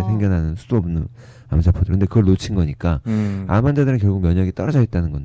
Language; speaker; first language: Korean; native; Korean